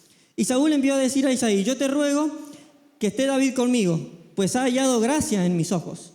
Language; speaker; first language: Spanish; native; Spanish